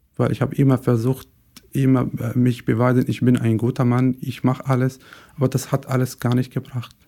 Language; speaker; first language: German; non-native, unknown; Arabic